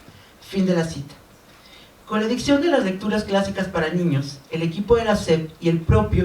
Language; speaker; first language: Spanish; native; Spanish